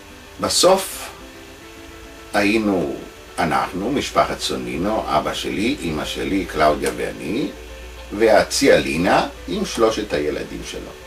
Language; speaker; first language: Hebrew; non-native, fluent; Italian